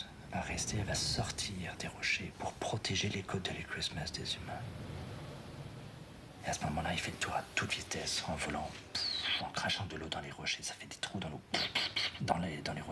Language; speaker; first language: French; native; French